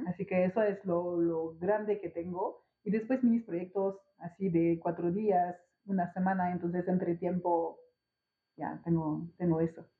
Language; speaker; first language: Spanish; non-native, fluent; French